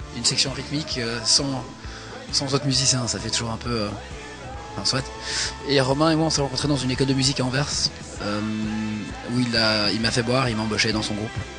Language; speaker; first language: French; early bilingual, other home language; English